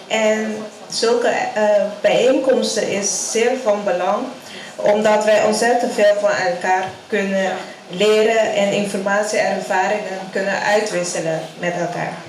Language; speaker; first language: Dutch; non-native, local second language; English